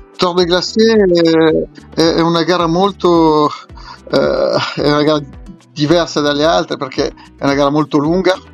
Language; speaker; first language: Italian; native; Italian